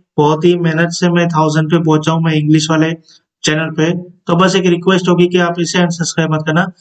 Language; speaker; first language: Hindi; non-native, local second language; Gujarati